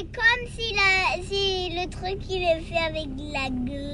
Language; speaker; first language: French; early bilingual, heritage; French